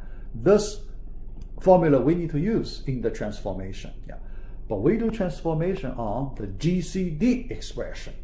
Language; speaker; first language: English; non-native, fluent; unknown